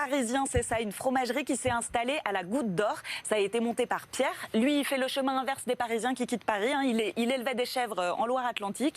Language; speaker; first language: French; native; French